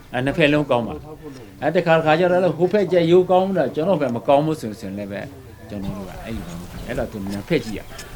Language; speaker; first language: Burmese; non-native, local second language; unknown